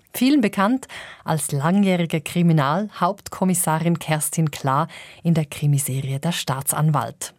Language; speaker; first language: German; native; German